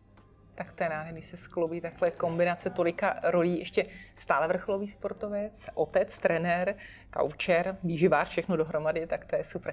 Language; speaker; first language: Czech; native; Czech